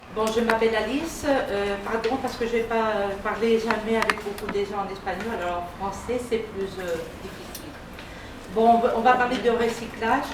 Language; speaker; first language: French; non-native, learner; Spanish